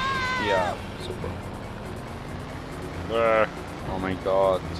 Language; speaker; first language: German; native; German